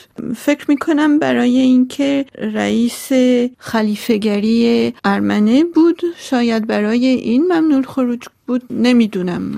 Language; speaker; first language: Persian; non-native, local second language; Armenian